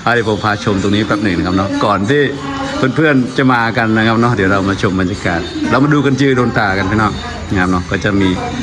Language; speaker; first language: Thai; non-native, local second language; Northern Khmer